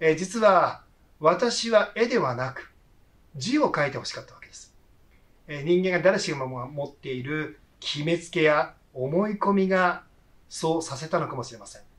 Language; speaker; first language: Japanese; native; Japanese